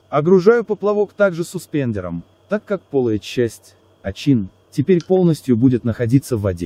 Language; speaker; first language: Russian; native; Russian